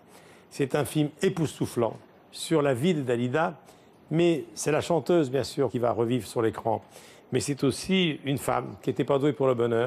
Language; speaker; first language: French; native; French